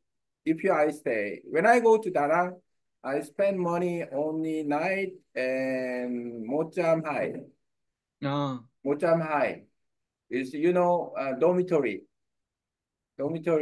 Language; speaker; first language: English; non-native, learner; Korean